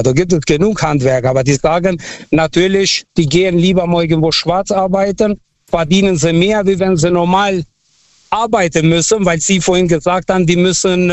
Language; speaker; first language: German; non-native, local second language; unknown